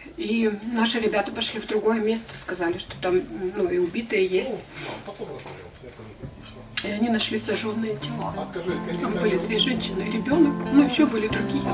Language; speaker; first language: Russian; native; Russian